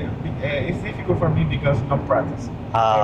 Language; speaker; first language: English; non-native, learner; Spanish